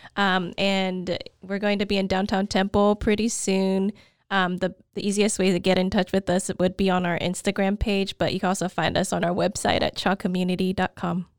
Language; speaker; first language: English; native; English